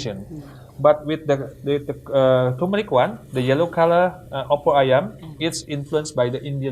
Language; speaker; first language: English; non-native, fluent; Indonesian